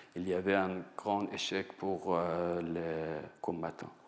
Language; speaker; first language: French; non-native, fluent; Persian